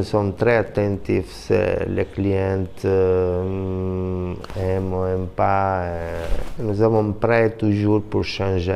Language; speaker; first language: French; non-native, learner; Italian